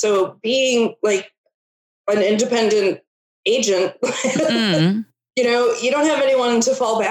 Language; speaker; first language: English; native; English